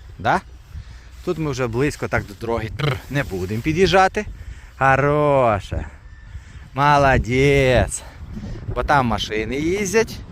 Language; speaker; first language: Ukrainian; non-native, local second language; Russian